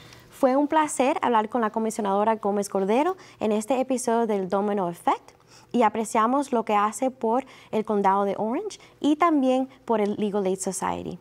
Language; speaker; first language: Spanish; early bilingual, heritage; Spanish